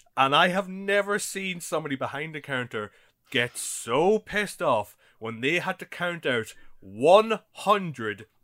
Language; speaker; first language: English; native; English